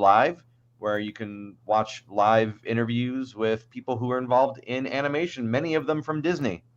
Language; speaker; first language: English; native; English